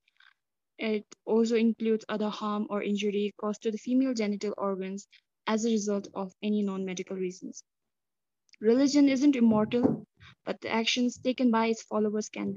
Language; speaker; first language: English; non-native, local second language; Tibetan